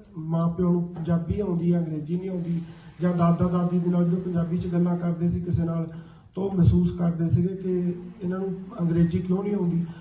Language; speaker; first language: Punjabi; native; Punjabi